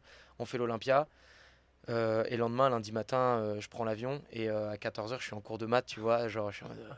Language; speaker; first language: French; native; French